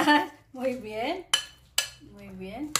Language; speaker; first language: Spanish; non-native, learner; Indonesian